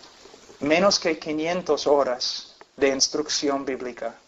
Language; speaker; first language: Spanish; non-native, fluent; English